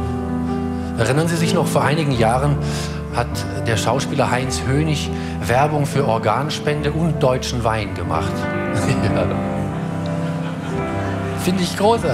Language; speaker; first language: German; native; German